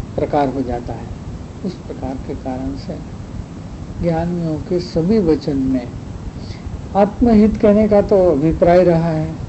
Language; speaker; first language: Hindi; non-native, local second language; Gujarati